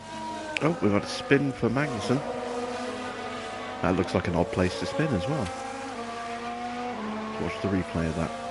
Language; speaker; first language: English; native; English